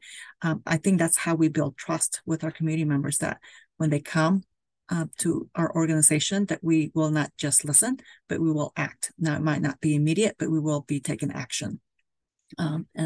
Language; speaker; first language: English; early bilingual, other home language; Spanish